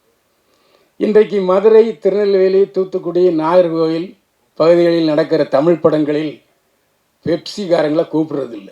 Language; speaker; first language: Tamil; native; Tamil